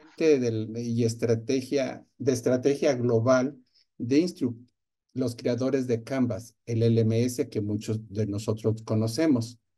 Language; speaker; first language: Spanish; native; Spanish